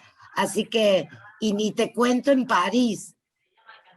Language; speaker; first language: Spanish; native; Spanish